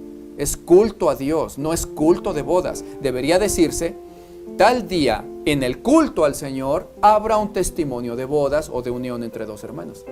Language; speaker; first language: Spanish; native; Spanish